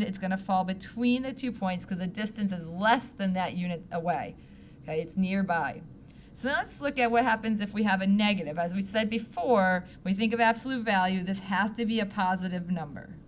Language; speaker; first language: English; native; English